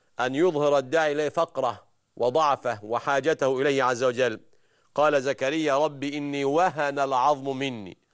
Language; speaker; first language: Arabic; native; Arabic